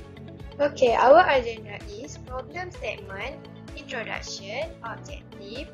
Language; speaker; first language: English; non-native, learner; Malay